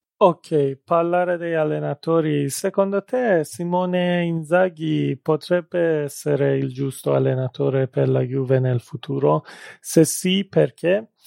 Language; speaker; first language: Italian; non-native, fluent; Persian